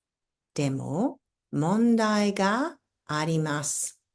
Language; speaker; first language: Japanese; non-native, fluent; English